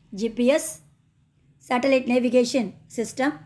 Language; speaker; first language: English; non-native, local second language; Tamil